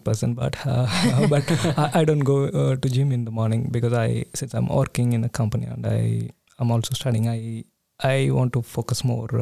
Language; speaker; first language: English; non-native, local second language; Tamil